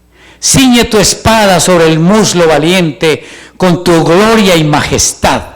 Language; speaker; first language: Spanish; native; Spanish